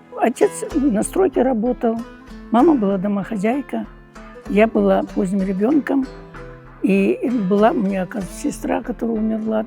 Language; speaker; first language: Russian; non-native, local second language; Uyghur